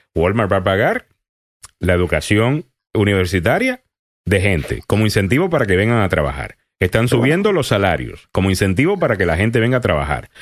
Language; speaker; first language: Spanish; native; Spanish